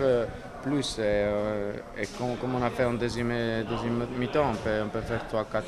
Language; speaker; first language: French; non-native, learner; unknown